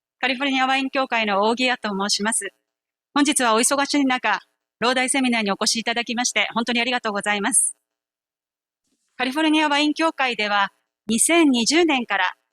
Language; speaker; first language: Japanese; native; Japanese